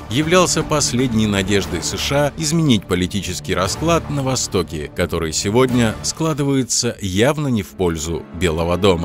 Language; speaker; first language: Russian; native; Russian